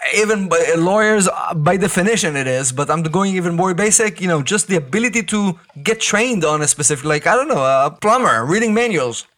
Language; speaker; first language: English; non-native, fluent; Hebrew